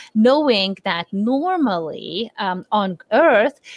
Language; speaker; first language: English; non-native, fluent; Lithuanian